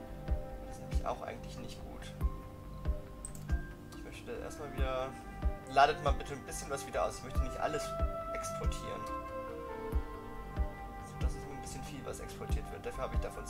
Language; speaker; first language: German; native; German